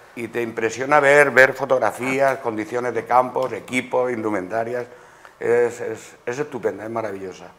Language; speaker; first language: Spanish; native; Spanish